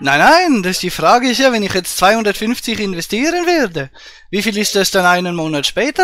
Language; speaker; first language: German; native; German